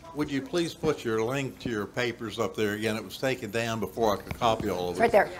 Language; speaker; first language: English; native; English